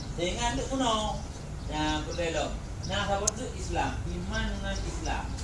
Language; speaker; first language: Malay; non-native, local second language; Achinese